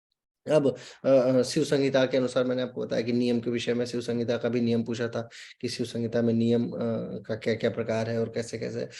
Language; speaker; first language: Hindi; native; Hindi